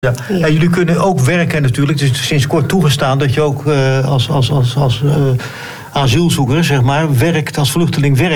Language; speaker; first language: Dutch; native; Dutch